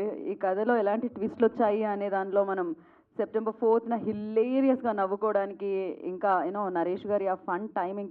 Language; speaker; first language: Telugu; native; Telugu